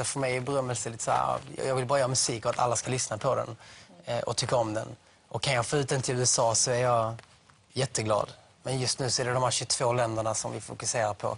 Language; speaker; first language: Swedish; native; Swedish